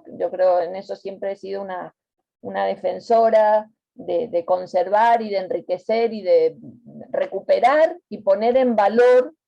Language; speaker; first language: Spanish; native; Spanish